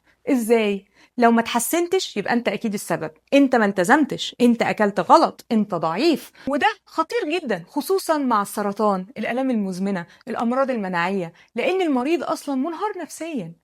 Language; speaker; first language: Arabic; native; Arabic